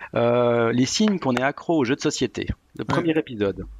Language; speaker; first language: French; native; French